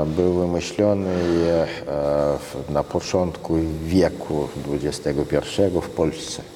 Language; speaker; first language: Polish; non-native, fluent; Russian